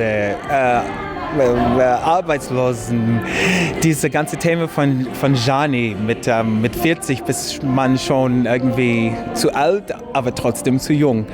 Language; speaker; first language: German; non-native, fluent; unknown